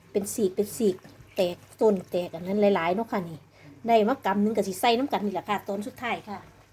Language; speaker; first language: Thai; native; Thai